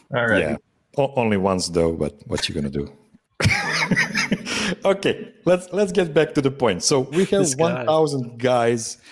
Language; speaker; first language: English; non-native, fluent; Serbian